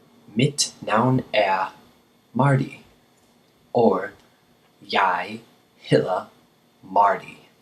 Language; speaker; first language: Danish; non-native, fluent; English